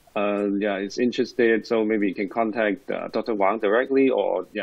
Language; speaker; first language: English; non-native, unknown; Chinese